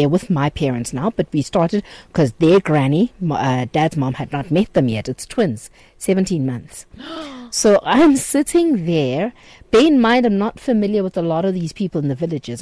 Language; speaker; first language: English; non-native, local second language; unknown